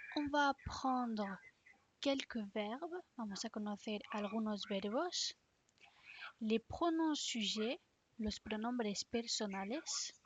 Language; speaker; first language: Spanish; non-native, fluent; French